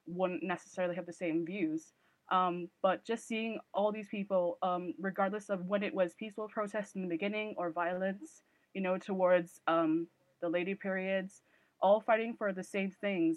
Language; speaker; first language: English; non-native, local second language; Cantonese